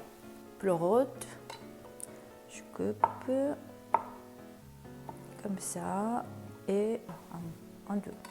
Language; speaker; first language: French; non-native, learner; Japanese